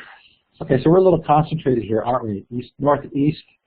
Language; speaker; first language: English; native; English